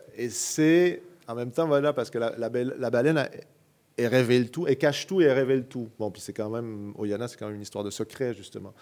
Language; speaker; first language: French; native; French